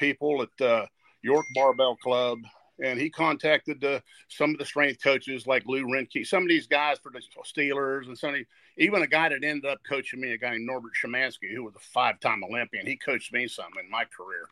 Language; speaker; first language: English; native; English